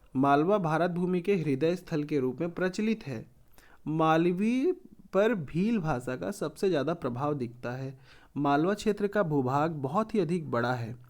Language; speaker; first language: Hindi; native; Hindi